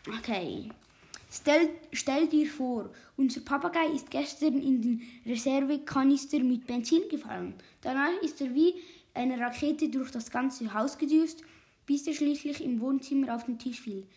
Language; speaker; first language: German; native; German